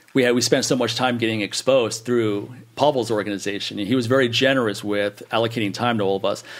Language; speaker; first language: English; native; English